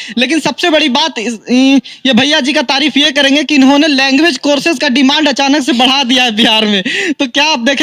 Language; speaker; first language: Hindi; native; Hindi